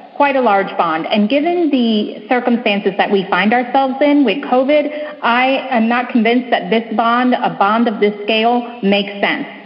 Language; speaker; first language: English; early bilingual, other home language; Spanish